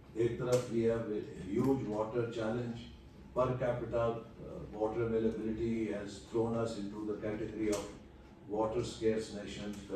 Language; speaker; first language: English; non-native, local second language; Urdu